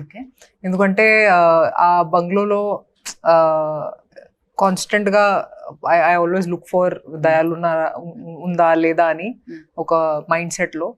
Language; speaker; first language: Telugu; non-native, local second language; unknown